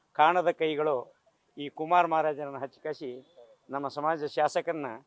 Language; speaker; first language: Kannada; non-native, local second language; Lambadi